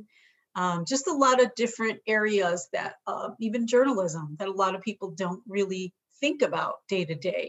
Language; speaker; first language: English; native; English